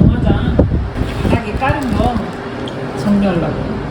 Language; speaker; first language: Korean; native; Korean